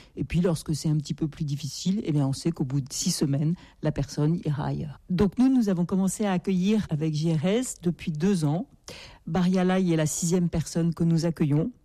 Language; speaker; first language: French; native; French